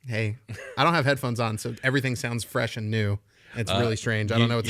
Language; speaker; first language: English; native; English